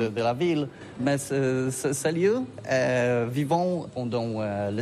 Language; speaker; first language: French; non-native, learner; Polish